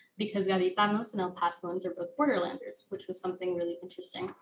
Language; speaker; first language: English; native; English